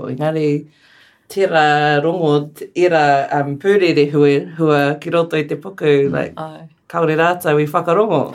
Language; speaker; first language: Māori; non-native, local second language; English